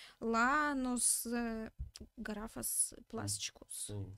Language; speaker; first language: Portuguese; non-native, learner; Russian